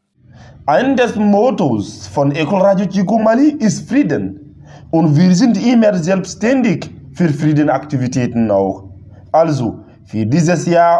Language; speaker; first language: German; non-native, learner; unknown